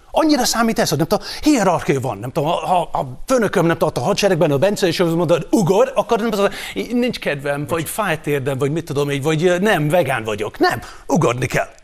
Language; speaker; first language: Hungarian; non-native, fluent; English